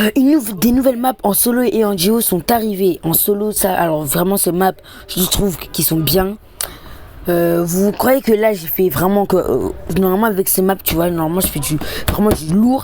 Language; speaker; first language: French; native; French